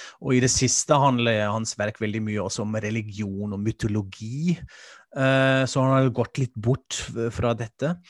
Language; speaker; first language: Norwegian; non-native, fluent; German